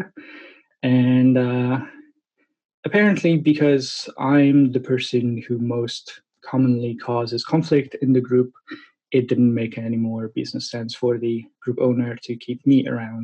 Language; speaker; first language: English; non-native, fluent; Hungarian